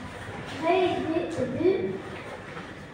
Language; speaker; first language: French; non-native, learner; Arabic